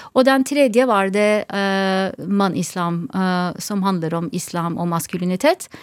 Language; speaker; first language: Norwegian; non-native, fluent; Turkish